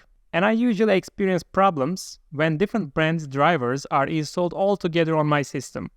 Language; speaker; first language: English; non-native, fluent; Turkish